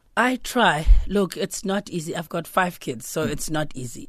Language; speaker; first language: English; non-native, local second language; Zulu